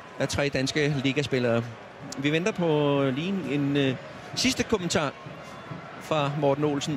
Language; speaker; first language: Danish; native; Danish